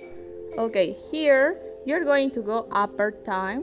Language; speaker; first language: English; non-native, learner; Spanish